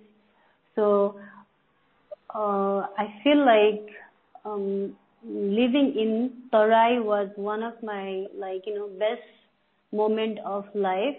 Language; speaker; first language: English; non-native, local second language; Nepali